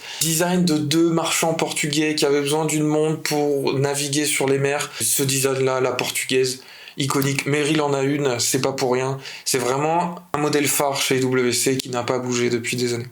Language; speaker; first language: French; native; French